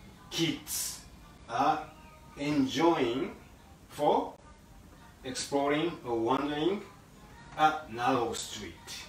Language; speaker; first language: English; non-native, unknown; Japanese